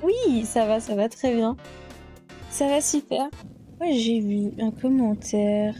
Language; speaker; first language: French; native; French